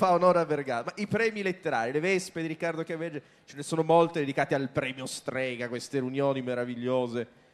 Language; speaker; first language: Italian; native; Italian